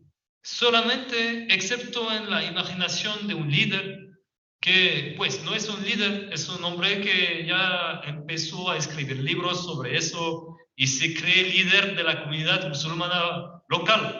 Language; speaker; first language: Spanish; non-native, fluent; French